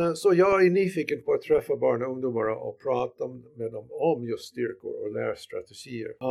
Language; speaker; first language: Swedish; non-native, fluent; English